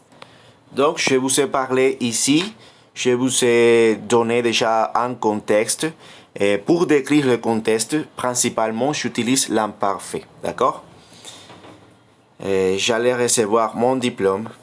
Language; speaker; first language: French; non-native, fluent; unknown